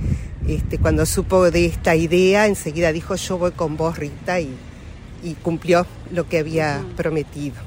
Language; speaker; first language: Spanish; native; Spanish